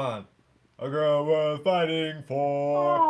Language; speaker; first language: English; native; English